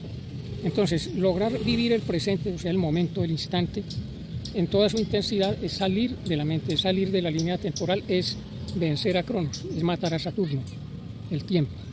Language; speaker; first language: Spanish; native; Spanish